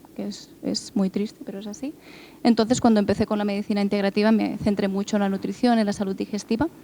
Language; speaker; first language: Spanish; native; Spanish